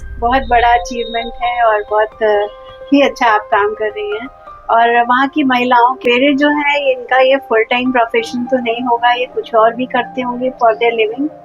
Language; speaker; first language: Hindi; native; Hindi